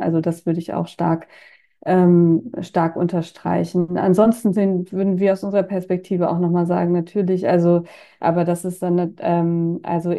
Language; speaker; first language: German; native; German